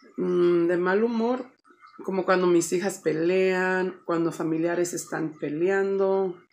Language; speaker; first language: Spanish; early bilingual, heritage; Spanish